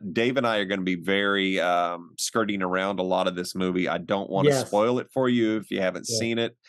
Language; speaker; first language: English; native; English